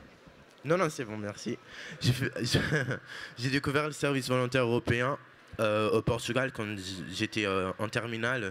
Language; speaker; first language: French; non-native, fluent; Portuguese